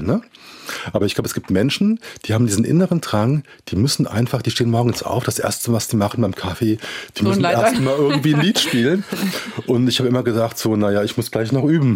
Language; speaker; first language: German; native; German